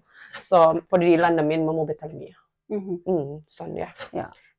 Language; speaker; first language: Norwegian; non-native, learner; Indonesian